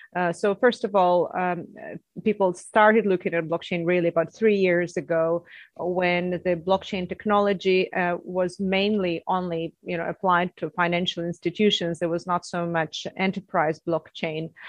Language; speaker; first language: English; non-native, fluent; Russian